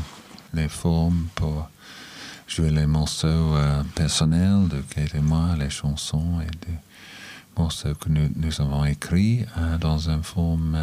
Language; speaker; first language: French; non-native, learner; English